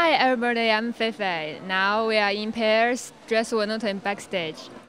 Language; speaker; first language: English; non-native, learner; Chinese